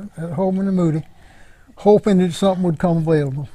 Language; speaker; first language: English; native; English